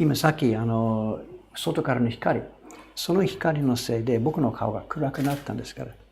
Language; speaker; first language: Japanese; non-native, fluent; English